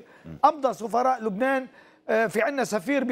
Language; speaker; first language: Arabic; native; Arabic